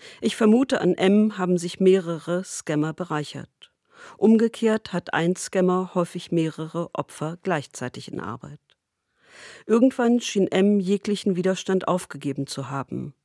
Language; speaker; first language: German; native; German